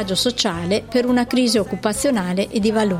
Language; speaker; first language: Italian; native; Italian